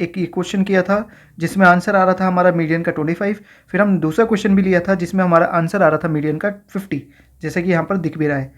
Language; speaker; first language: Hindi; native; Hindi